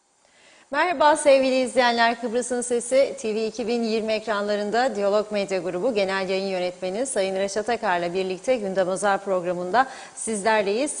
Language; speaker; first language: Turkish; native; Turkish